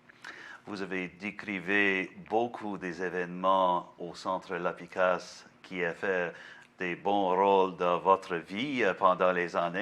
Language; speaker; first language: French; non-native, learner; English